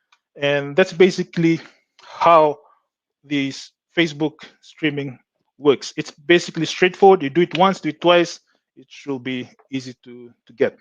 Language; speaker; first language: English; non-native, local second language; Fijian